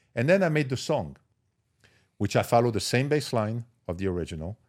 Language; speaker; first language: English; non-native, fluent; French